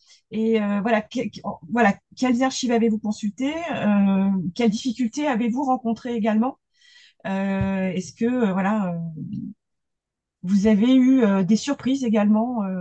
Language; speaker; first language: French; native; French